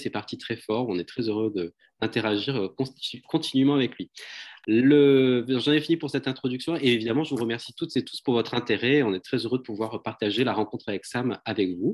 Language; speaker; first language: French; native; French